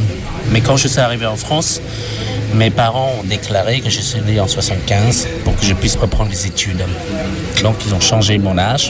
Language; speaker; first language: French; non-native, fluent; Khmer